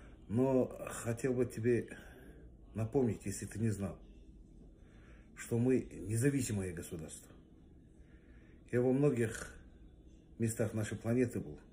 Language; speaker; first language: Russian; non-native, local second language; Kazakh